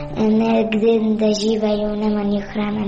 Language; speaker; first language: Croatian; non-native, learner; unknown